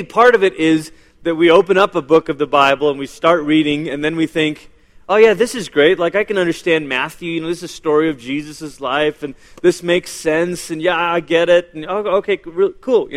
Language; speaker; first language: English; native; English